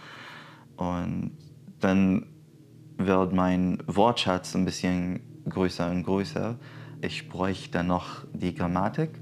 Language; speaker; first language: German; non-native, fluent; Arabic